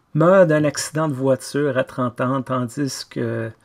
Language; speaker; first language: French; native; French